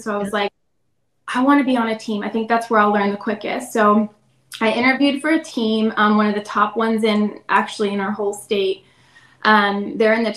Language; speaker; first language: English; native; English